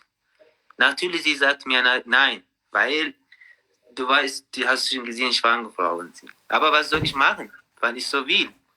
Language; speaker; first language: German; non-native, learner; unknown